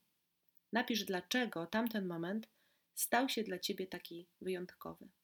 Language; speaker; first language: Polish; native; Polish